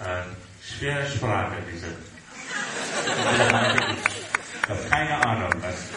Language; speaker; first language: German; non-native, learner; English